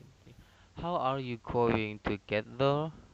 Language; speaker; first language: English; non-native, learner; Indonesian